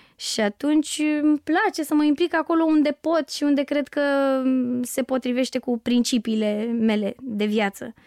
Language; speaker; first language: Romanian; native; Romanian